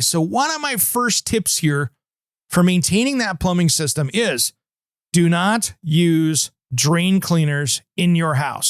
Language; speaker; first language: English; native; English